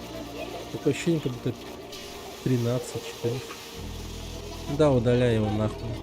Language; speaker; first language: Russian; native; Russian